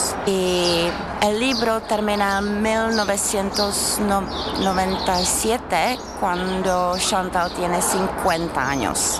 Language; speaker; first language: Spanish; non-native, fluent; Czech